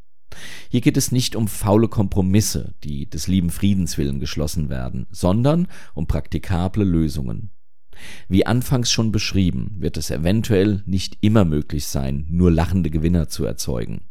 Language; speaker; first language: German; native; German